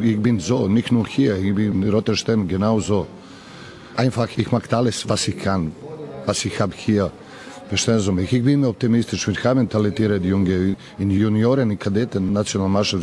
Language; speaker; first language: German; non-native, learner; Serbian